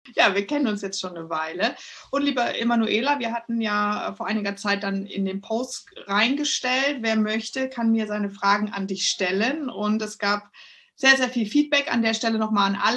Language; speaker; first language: German; native; German